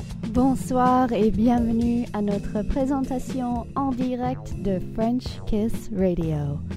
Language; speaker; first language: French; non-native, fluent; English